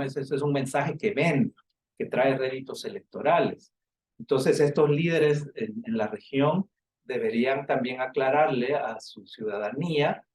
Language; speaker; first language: Spanish; native; Spanish